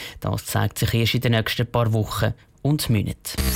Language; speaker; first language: German; native; German